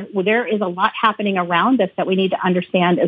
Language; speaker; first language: English; native; English